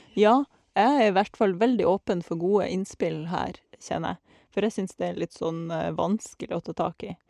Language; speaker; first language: Norwegian; native; Norwegian